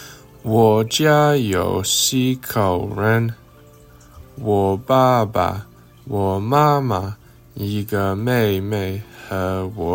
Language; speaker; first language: Chinese; non-native, learner; English